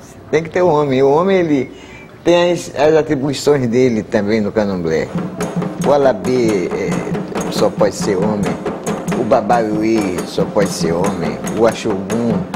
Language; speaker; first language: Portuguese; native; Portuguese